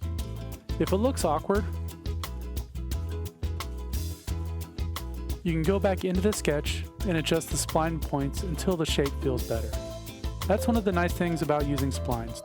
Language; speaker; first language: English; native; English